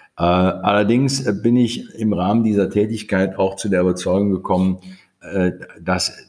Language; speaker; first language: German; native; German